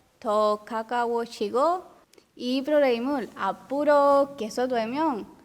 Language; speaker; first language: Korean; non-native, learner; Spanish